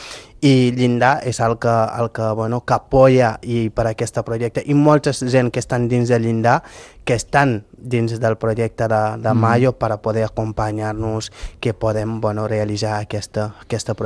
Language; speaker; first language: Catalan; non-native, fluent; Fula